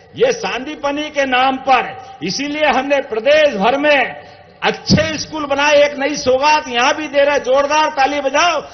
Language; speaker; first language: Hindi; native; Hindi